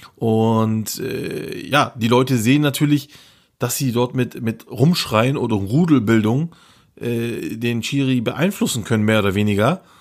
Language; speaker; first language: German; early bilingual, other home language; Turkish